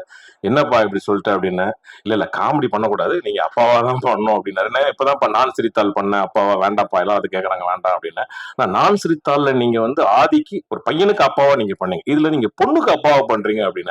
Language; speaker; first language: Tamil; native; Tamil